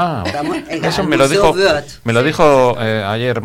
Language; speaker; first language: Spanish; native; Spanish